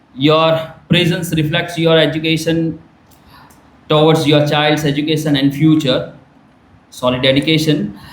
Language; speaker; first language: English; non-native, local second language; Gujarati